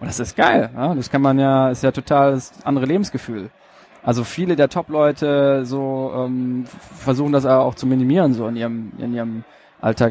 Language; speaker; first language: German; native; German